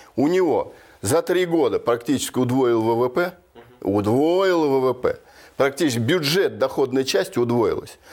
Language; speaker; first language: Russian; native; Russian